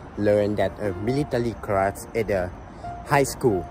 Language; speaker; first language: English; non-native, learner; Thai